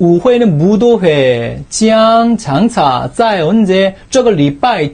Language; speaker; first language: Chinese; non-native, fluent; Korean